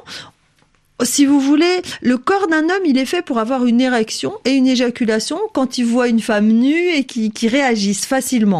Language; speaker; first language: French; native; French